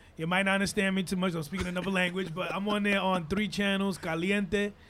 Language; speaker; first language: English; non-native, fluent; Spanish